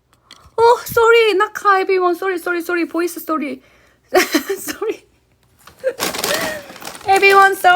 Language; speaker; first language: English; non-native, learner; Korean